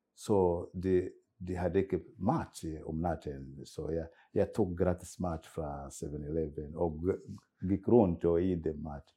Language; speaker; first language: Norwegian; non-native, fluent; Swahili